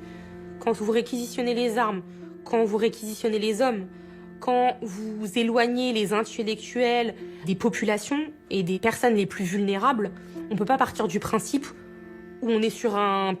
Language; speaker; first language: French; early bilingual, other home language; Armenian